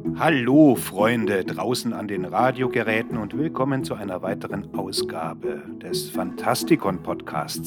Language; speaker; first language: German; native; German